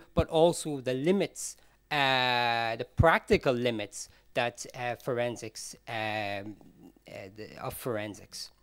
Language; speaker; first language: English; native; English